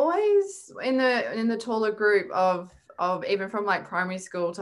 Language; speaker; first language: English; native; English